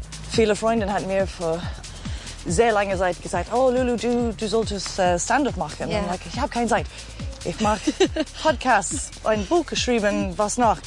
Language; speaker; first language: German; non-native, fluent; English